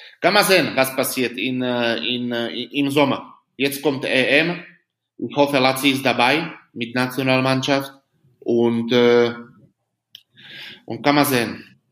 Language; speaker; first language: German; non-native, learner; Slovak